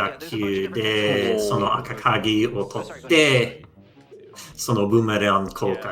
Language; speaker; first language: Japanese; non-native, learner; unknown